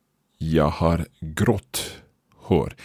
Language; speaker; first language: Swedish; non-native, learner; English